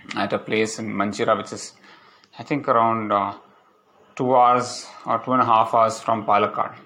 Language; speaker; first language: English; non-native, local second language; Malayalam